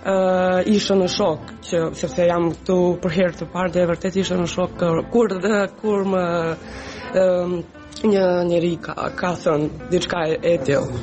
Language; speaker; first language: Albanian; non-native, learner; Serbian